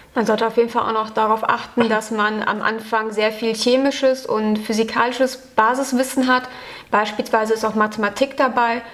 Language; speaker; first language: German; native; German